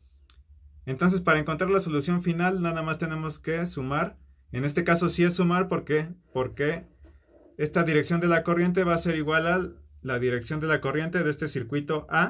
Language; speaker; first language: Spanish; native; Spanish